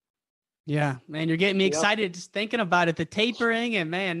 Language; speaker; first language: English; native; English